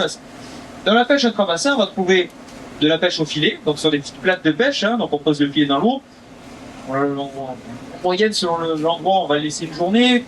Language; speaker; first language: French; native; French